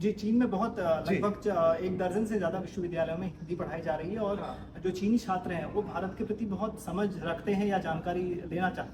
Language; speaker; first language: Hindi; native; Hindi